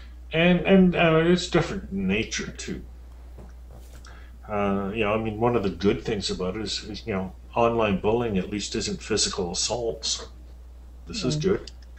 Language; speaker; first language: English; native; English